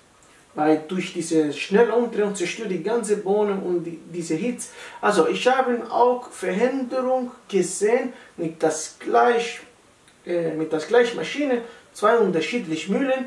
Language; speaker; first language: German; non-native, learner; Italian